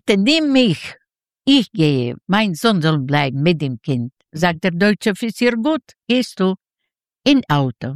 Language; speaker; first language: German; non-native, learner; Yiddish